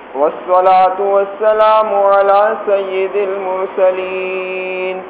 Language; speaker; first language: Urdu; native; Urdu